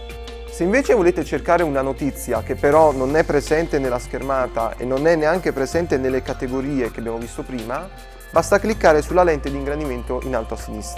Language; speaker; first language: Italian; native; Italian